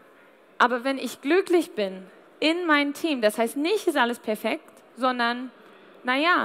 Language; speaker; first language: German; non-native, fluent; English